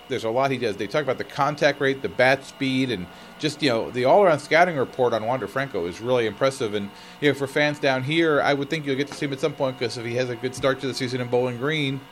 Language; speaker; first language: English; native; English